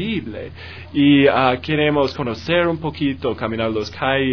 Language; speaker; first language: Spanish; non-native, learner; English